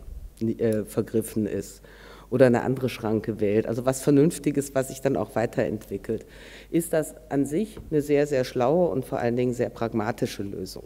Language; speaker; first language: German; native; German